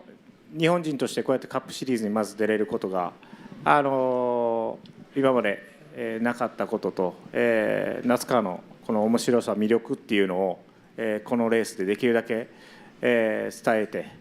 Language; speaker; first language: Japanese; native; Japanese